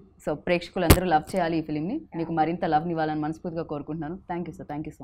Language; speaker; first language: Telugu; native; Telugu